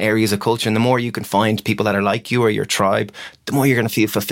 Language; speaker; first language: English; native; English